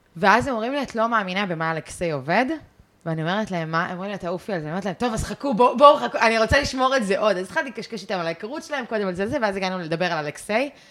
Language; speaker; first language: Hebrew; early bilingual, other home language; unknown